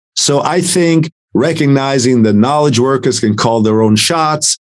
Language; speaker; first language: English; non-native, fluent; Italian